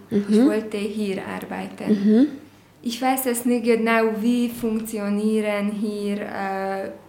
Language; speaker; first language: German; non-native, learner; Hungarian